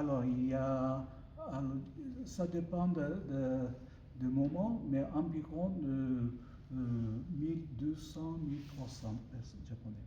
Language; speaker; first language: French; non-native, learner; Japanese